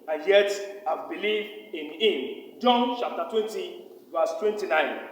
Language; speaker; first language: English; non-native, local second language; Yoruba